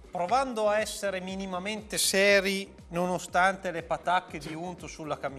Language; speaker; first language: Italian; native; Italian